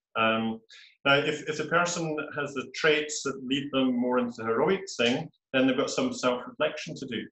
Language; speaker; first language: English; native; English